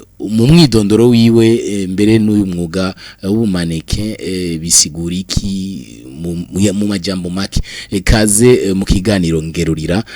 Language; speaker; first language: Rundi; native; Rundi